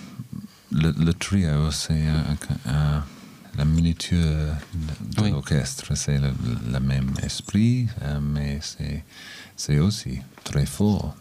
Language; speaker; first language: French; non-native, learner; English